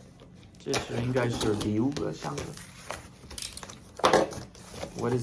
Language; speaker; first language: Chinese; non-native, fluent; English